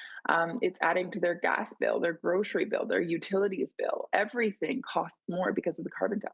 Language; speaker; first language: English; native; English